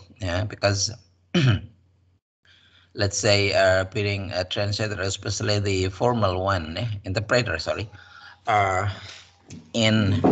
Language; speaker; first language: English; non-native, fluent; Indonesian